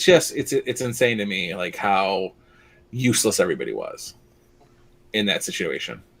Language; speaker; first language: English; native; English